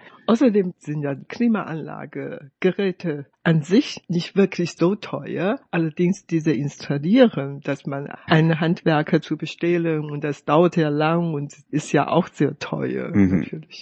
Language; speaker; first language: German; non-native, fluent; Chinese